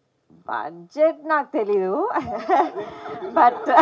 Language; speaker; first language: Telugu; non-native, local second language; Tamil